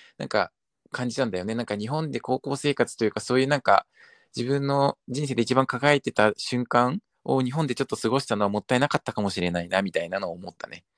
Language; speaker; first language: Japanese; early bilingual, other home language; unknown